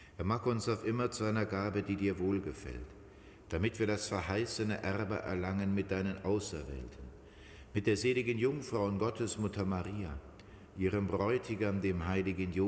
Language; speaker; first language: German; native; German